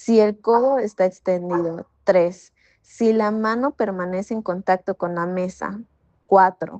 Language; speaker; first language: Spanish; native; Spanish